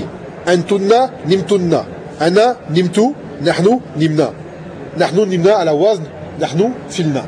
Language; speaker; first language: Arabic; non-native, fluent; French